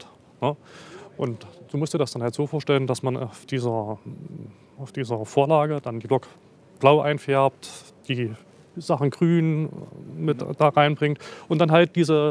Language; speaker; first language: German; native; German